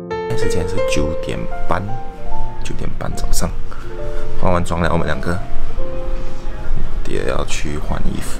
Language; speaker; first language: Chinese; early bilingual, heritage; Chinese